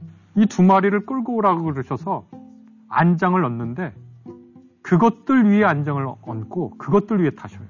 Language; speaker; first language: Korean; native; Korean